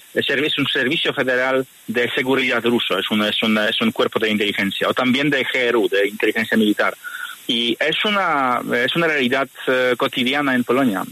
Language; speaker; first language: Spanish; non-native, fluent; Polish